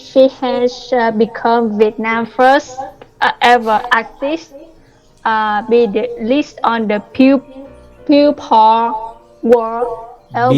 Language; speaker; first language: English; non-native, learner; Vietnamese